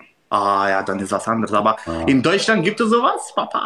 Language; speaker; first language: German; non-native, learner; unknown